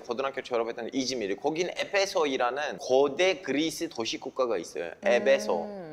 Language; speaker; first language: Korean; non-native, fluent; Turkish